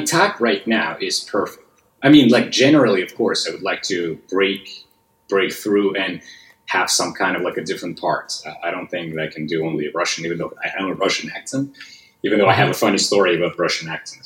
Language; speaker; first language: English; non-native, fluent; Russian